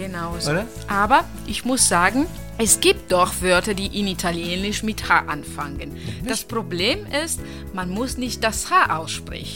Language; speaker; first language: German; non-native, local second language; Italian